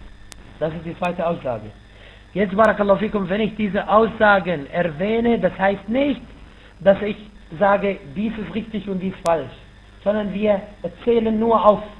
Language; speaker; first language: German; non-native, fluent; Arabic